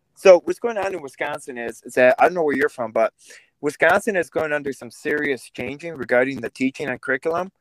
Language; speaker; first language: English; early bilingual, other home language; Russian